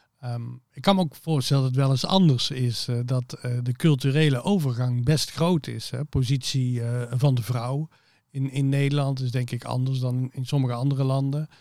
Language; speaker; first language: Dutch; native; Dutch